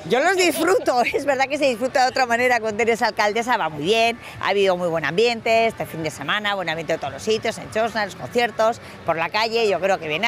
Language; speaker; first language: Spanish; native; Spanish